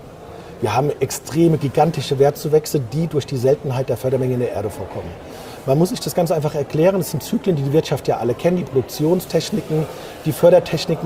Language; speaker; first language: German; native; German